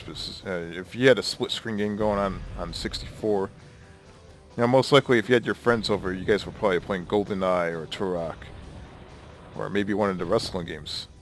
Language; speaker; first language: English; native; English